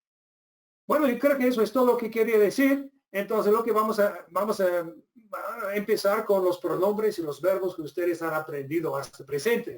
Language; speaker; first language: Spanish; non-native, fluent; English